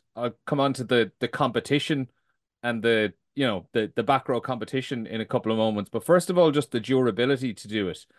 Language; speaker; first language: English; native; English